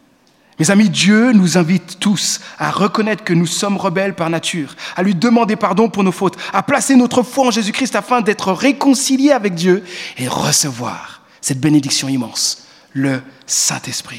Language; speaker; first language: French; native; French